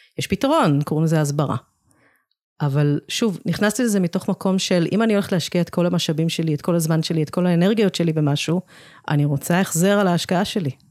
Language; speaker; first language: Hebrew; early bilingual, other home language; English